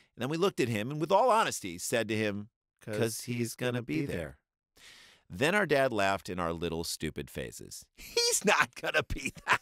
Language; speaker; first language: English; native; English